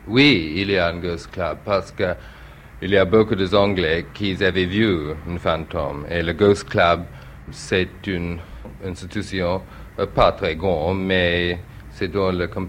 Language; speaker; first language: French; non-native, learner; English